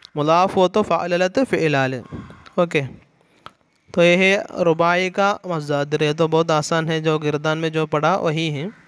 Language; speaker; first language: Urdu; non-native, fluent; Malayalam